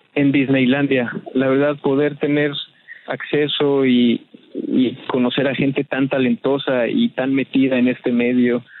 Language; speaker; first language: Spanish; native; Spanish